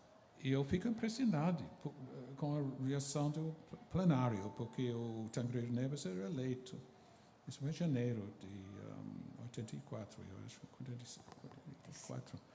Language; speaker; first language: Portuguese; non-native, fluent; English